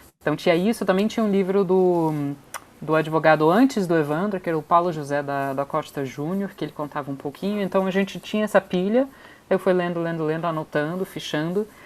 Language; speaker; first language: Portuguese; non-native, fluent; English